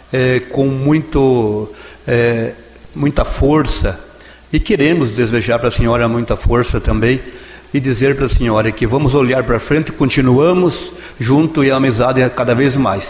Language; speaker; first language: Portuguese; native; Portuguese